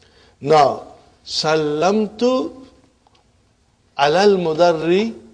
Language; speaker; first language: Arabic; non-native, fluent; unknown